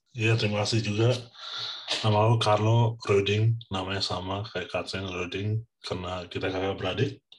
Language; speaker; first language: Indonesian; early bilingual, heritage; Indonesian